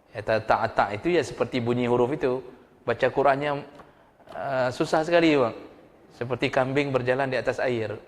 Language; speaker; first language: Malay; non-native, local second language; Achinese